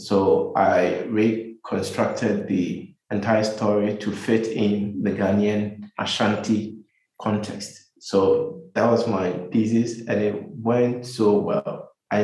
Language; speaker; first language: English; non-native, local second language; Akan